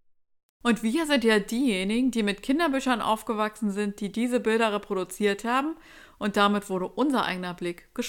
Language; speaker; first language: German; native; German